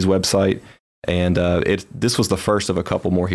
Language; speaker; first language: English; native; English